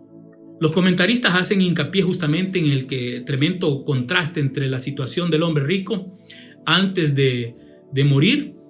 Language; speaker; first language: Spanish; native; Spanish